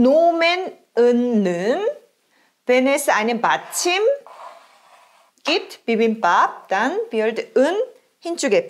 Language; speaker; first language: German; non-native, fluent; Korean